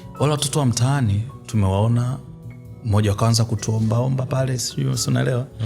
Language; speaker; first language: Swahili; native; Swahili